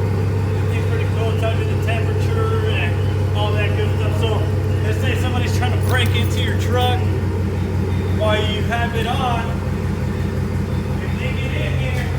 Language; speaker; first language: English; native; English